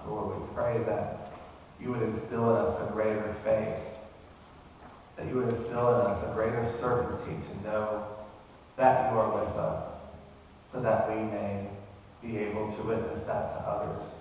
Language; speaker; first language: English; native; English